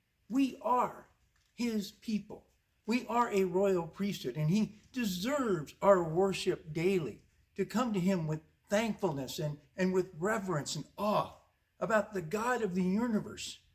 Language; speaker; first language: English; native; English